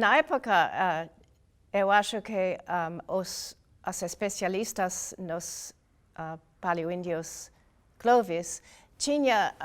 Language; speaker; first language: Portuguese; non-native, learner; English